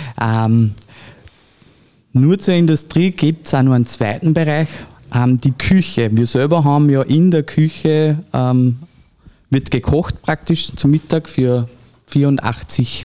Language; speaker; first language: German; native; German